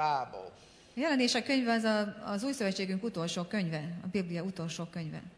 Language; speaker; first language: Hungarian; native; Hungarian